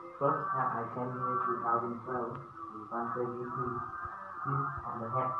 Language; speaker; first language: English; non-native, learner; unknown